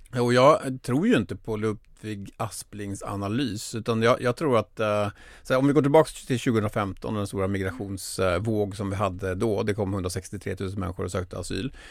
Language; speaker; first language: Swedish; native; Swedish